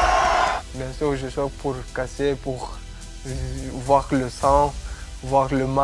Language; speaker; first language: French; non-native, learner; Romanian